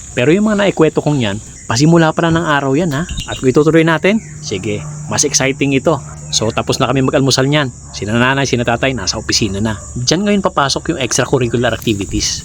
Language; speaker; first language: Filipino; non-native, local second language; Cebuano